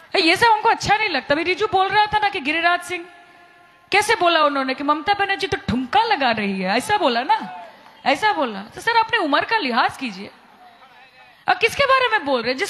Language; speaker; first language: Hindi; non-native, local second language; Bangla